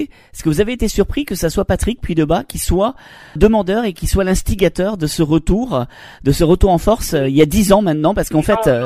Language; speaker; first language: French; native; French